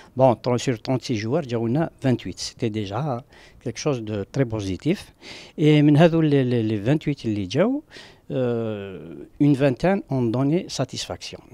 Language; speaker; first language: French; non-native, local second language; Arabic